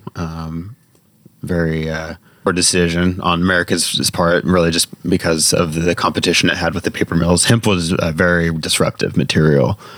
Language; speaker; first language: English; native; English